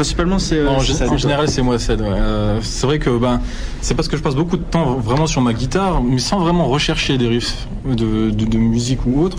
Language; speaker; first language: French; native; French